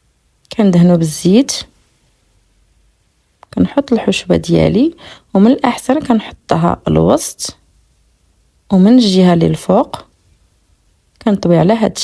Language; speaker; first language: Arabic; native; Arabic